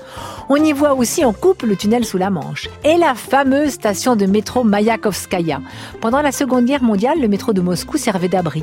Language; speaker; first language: French; native; French